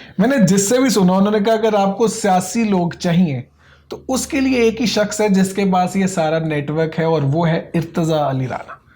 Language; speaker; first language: Urdu; native; Urdu